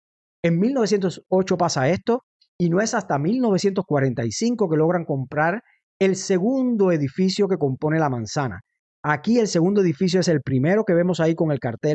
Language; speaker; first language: Spanish; native; Spanish